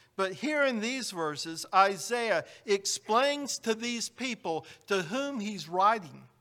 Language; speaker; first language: English; native; English